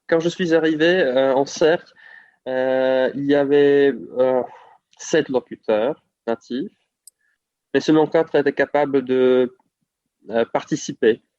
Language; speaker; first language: French; non-native, fluent; Czech